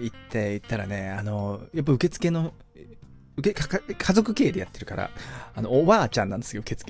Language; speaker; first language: Japanese; native; Japanese